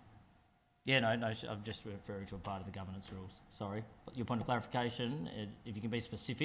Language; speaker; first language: English; native; English